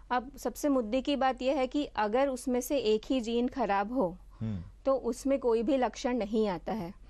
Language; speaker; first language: Hindi; non-native, local second language; Gujarati